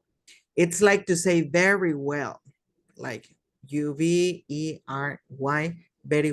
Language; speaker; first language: English; non-native, fluent; Spanish